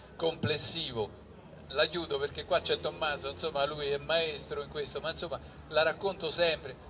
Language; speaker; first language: Italian; native; Italian